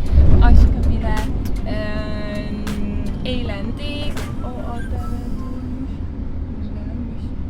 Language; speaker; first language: Turkish; non-native, learner; Estonian